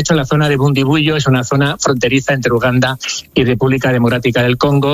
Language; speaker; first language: Spanish; native; Spanish